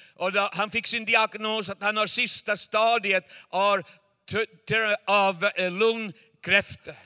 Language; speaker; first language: Swedish; non-native, fluent; Chinese